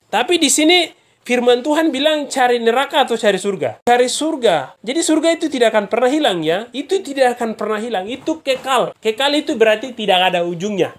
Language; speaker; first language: Indonesian; native; Indonesian